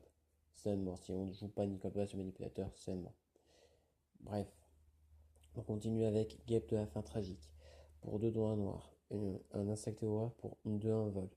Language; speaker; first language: French; native; French